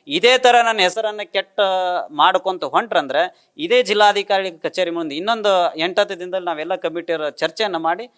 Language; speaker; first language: Kannada; non-native, local second language; Lambadi